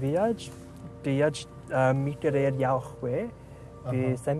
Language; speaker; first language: Mongolian; non-native, learner; English